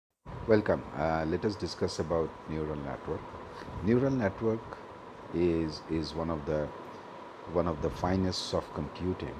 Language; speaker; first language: English; non-native, local second language; Bangla